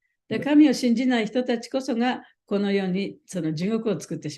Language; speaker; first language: Japanese; native; Japanese